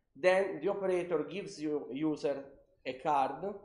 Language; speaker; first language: English; non-native, learner; Italian